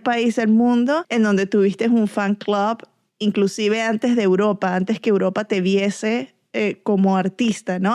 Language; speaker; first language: Spanish; native; Spanish